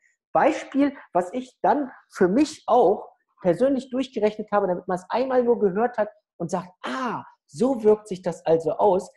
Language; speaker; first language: German; native; German